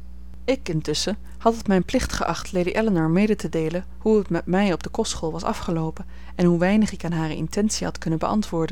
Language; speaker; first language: Dutch; native; Dutch